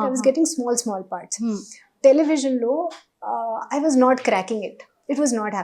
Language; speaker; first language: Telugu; non-native, learner; Hindi